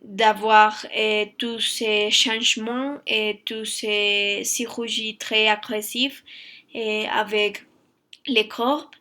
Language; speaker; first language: French; non-native, learner; Spanish